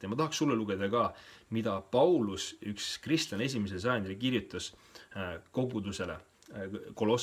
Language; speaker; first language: Estonian; native; Estonian